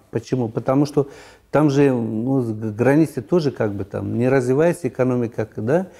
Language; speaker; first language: Russian; non-native, local second language; Tajik